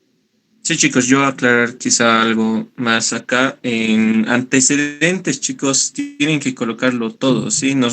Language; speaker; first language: Spanish; native; Spanish